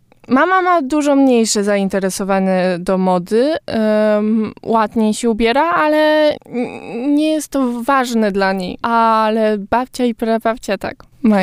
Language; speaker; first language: Polish; early bilingual, heritage; Polish